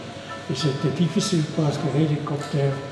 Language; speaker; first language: French; non-native, local second language; German